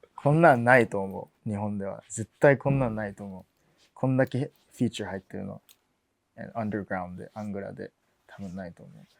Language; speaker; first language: Japanese; early bilingual, other home language; English